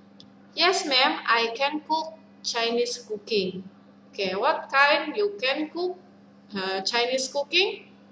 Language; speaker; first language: English; non-native, learner; Indonesian